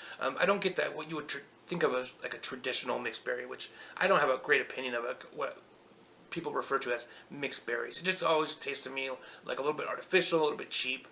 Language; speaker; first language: English; native; English